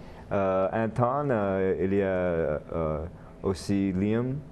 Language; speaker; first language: French; non-native, learner; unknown